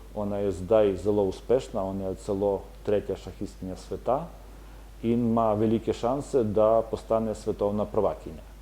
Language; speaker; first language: Slovenian; non-native, fluent; Ukrainian